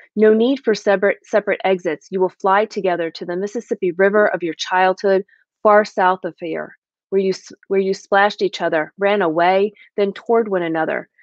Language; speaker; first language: English; native; English